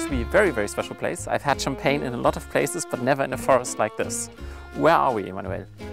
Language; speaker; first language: English; non-native, fluent; German